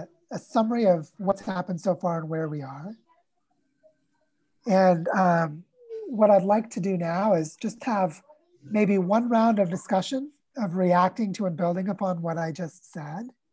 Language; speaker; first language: English; native; English